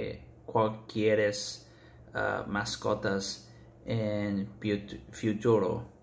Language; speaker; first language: Spanish; non-native, learner; English